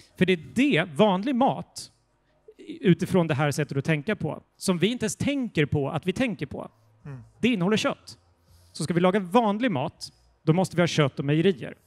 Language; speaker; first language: Swedish; native; Swedish